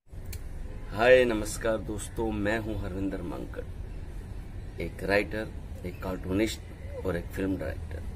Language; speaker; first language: Hindi; native; Hindi